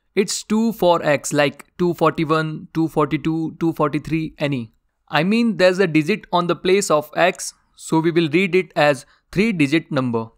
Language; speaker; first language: English; non-native, local second language; Hindi